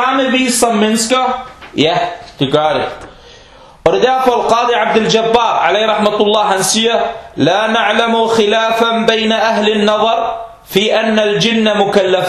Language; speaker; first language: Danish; non-native, fluent; Arabic